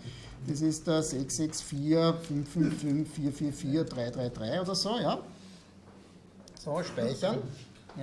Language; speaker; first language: German; native; German